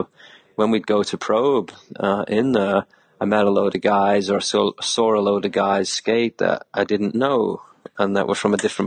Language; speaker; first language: English; native; English